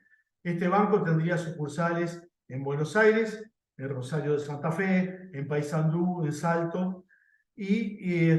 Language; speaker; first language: Spanish; native; Spanish